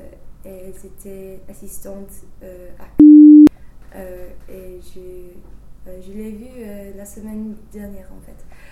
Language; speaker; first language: French; non-native, fluent; English